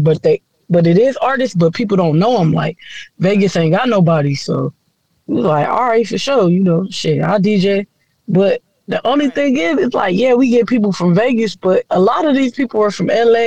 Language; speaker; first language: English; native; English